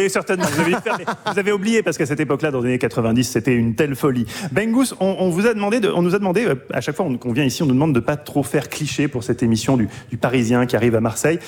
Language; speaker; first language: French; native; French